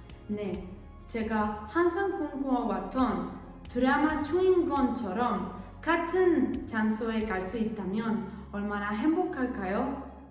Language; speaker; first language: Korean; non-native, fluent; Spanish